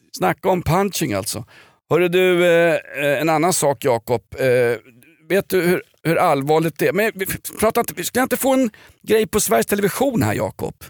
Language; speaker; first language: Swedish; native; Swedish